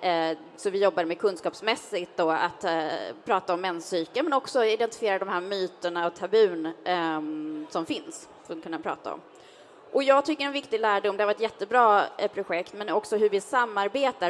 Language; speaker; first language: Swedish; native; Swedish